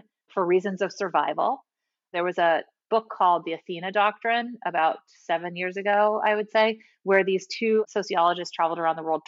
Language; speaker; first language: English; native; English